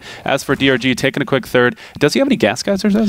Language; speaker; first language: English; native; English